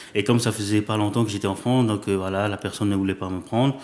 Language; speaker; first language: French; native; French